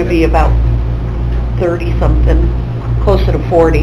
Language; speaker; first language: English; native; English